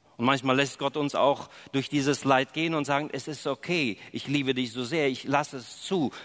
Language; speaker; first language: German; early bilingual, other home language; Russian